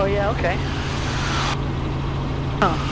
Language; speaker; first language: English; native; English